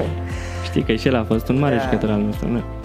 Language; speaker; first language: Romanian; native; Romanian